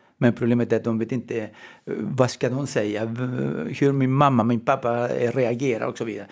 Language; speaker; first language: Swedish; non-native, fluent; Spanish